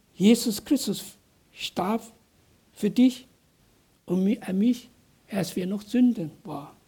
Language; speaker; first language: German; non-native, fluent; Chinese